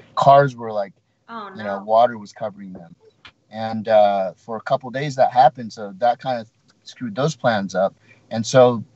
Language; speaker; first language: English; native; English